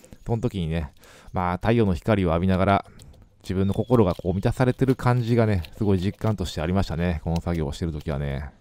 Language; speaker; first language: Japanese; native; Japanese